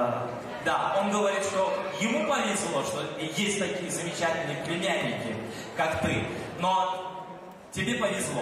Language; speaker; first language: Russian; non-native, local second language; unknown